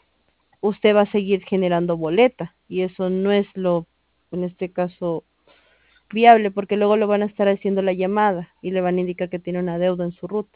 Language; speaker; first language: Spanish; native; Spanish